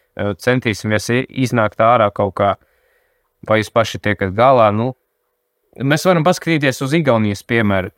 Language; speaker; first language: Latvian; non-native, local second language; Russian